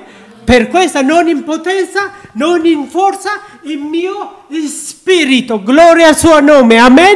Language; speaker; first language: Italian; non-native, learner; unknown